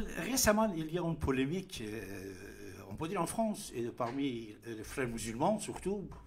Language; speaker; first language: French; non-native, fluent; Persian